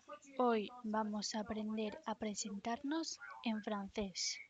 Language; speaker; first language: Spanish; non-native, fluent; French